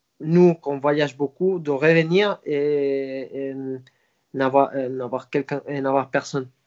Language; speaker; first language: French; non-native, fluent; Spanish